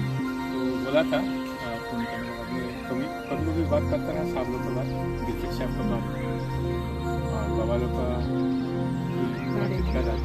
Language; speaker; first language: Hindi; non-native, local second language; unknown